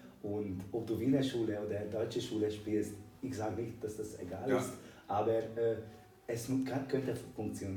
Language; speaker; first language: German; non-native, fluent; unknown